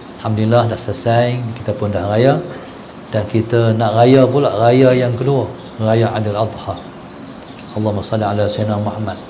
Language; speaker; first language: Malay; native; Malay